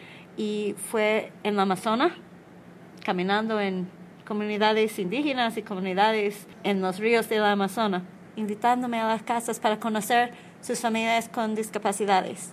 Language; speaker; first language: Spanish; non-native, learner; English